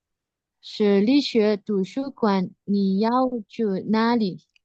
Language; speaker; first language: Chinese; non-native, learner; Indonesian